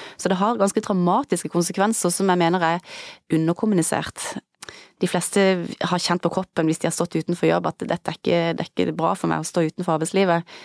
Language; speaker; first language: Norwegian; native; Norwegian